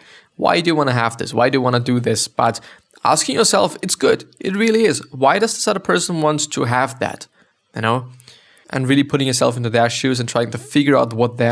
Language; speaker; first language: English; non-native, fluent; German